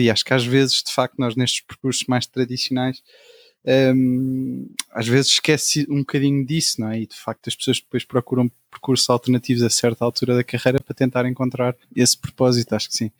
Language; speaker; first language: Portuguese; native; Portuguese